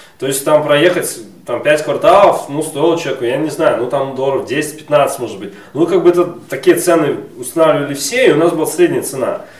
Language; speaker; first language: Russian; native; Russian